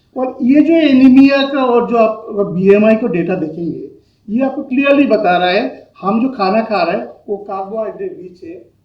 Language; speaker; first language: Hindi; non-native, local second language; Bangla